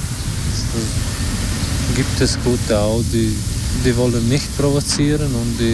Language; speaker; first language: German; non-native, learner; Albanian